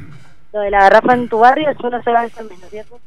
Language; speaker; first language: Spanish; native; Spanish